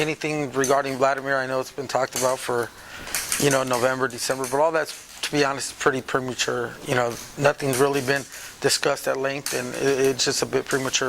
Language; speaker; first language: English; native; English